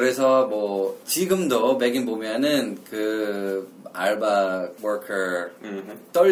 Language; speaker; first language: Korean; non-native, learner; English